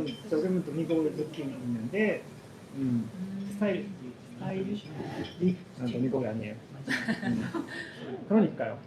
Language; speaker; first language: Korean; non-native, learner; Japanese